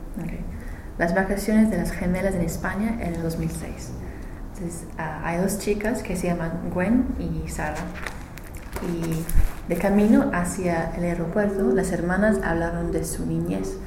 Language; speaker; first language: Spanish; non-native, learner; English